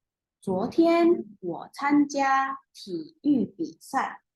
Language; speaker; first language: Chinese; non-native, fluent; Indonesian